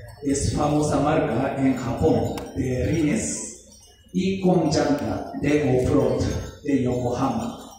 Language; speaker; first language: Spanish; non-native, learner; Japanese